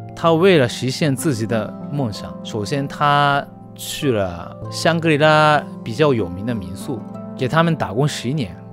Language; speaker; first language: Chinese; non-native, fluent; Japanese